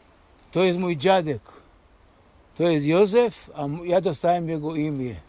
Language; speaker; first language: Polish; early bilingual, heritage; Polish